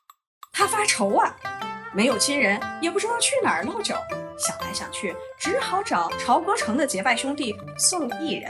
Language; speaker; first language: Chinese; native; Chinese